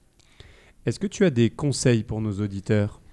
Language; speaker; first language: French; native; French